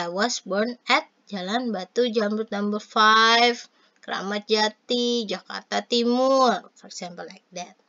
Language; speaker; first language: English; non-native, fluent; Indonesian